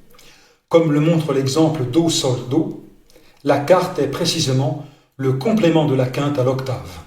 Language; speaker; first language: French; native; French